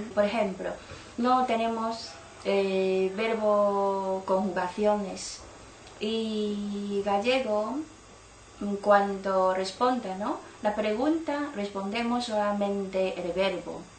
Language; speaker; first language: Spanish; non-native, learner; Chinese